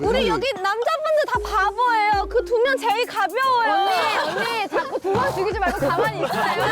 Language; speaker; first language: Korean; non-native, fluent; Chinese